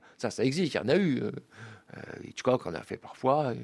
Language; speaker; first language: French; native; French